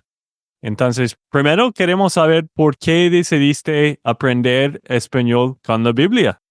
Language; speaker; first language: Spanish; non-native, fluent; English